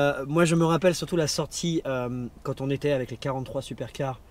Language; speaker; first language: French; native; French